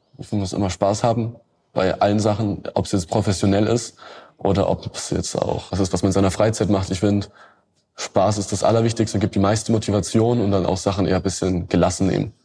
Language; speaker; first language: German; native; German